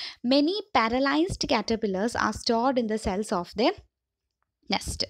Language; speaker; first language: English; non-native, local second language; Malayalam